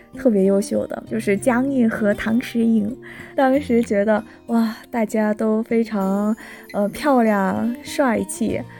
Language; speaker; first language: Chinese; non-native, fluent; Korean